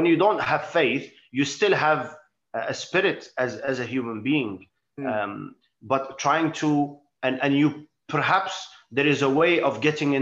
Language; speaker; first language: English; non-native, fluent; Arabic